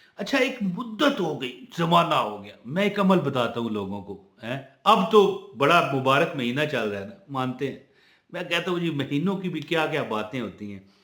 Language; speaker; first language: Urdu; non-native, local second language; Punjabi